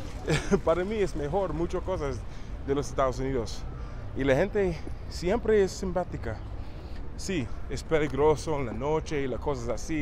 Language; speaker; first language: Spanish; non-native, learner; English